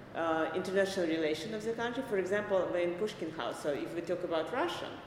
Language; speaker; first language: English; non-native, fluent; Belarusian